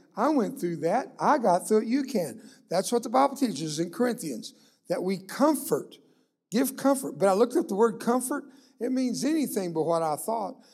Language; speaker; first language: English; early bilingual, other home language; Spanish